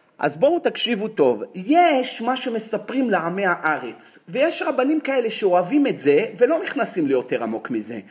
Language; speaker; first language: Hebrew; native; Hebrew